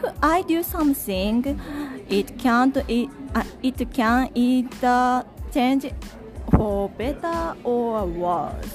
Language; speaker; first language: English; non-native, learner; Japanese